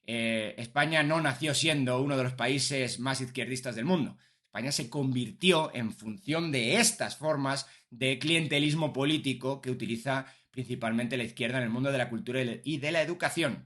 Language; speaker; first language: Spanish; native; Spanish